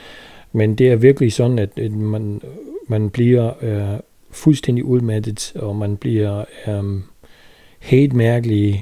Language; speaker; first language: Danish; non-native, fluent; German